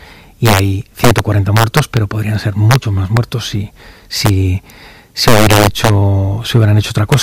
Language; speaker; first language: Spanish; native; Spanish